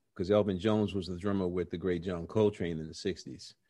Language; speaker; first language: English; native; English